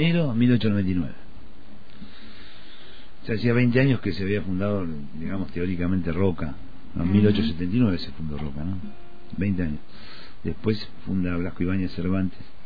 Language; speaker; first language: Spanish; native; Spanish